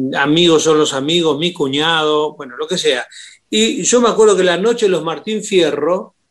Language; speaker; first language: Spanish; native; Spanish